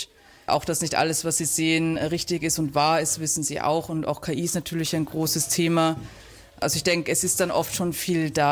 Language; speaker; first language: German; native; German